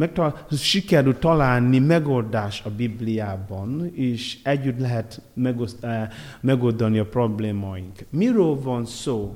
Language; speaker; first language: Hungarian; non-native, learner; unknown